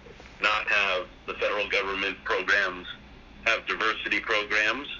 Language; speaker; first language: English; native; English